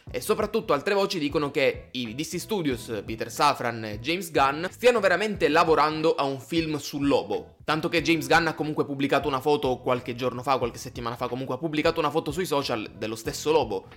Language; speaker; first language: Italian; native; Italian